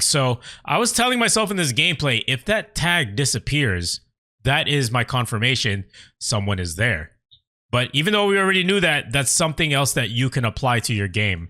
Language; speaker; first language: English; native; English